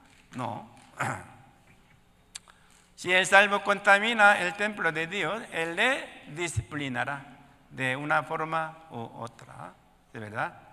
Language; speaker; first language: Spanish; non-native, learner; Korean